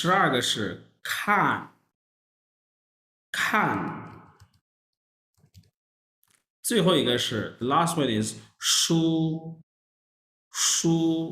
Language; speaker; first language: Chinese; non-native, fluent; Urdu